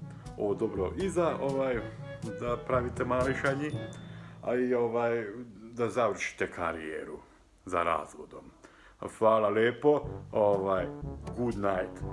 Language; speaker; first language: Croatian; non-native, local second language; Hungarian